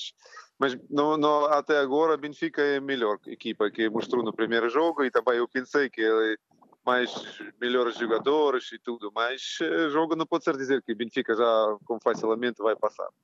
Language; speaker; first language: Portuguese; non-native, learner; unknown